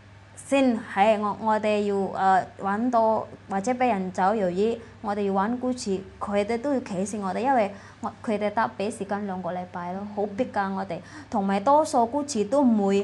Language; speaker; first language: Cantonese; non-native, fluent; Indonesian